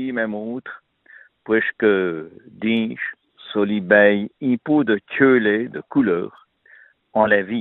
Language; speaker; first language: French; native; French